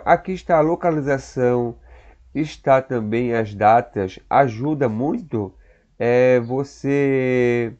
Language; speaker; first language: Portuguese; native; Portuguese